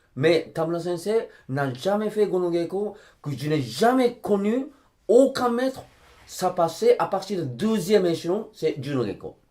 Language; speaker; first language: French; non-native, fluent; Japanese